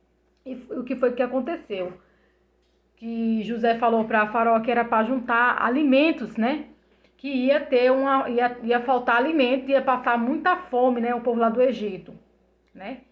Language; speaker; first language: Portuguese; native; Portuguese